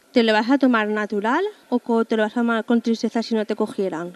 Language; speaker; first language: Spanish; native; Spanish